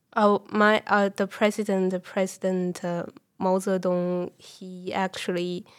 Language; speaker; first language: English; non-native, fluent; Chinese